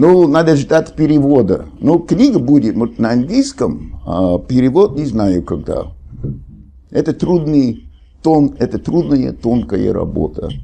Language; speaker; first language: Russian; non-native, fluent; English